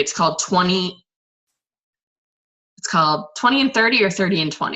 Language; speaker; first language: English; native; English